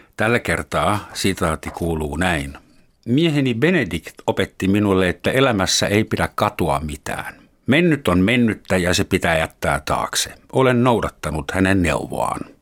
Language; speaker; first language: Finnish; non-native, fluent; German